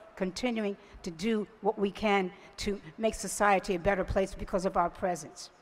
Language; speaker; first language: English; native; English